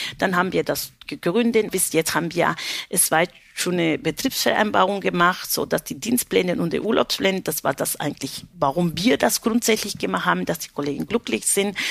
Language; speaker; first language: German; non-native, fluent; Spanish